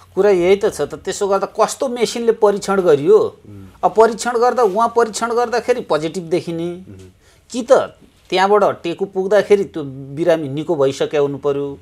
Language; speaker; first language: Nepali; native; Nepali